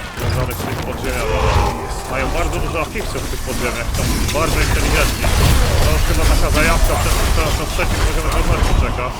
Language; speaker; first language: Polish; native; Polish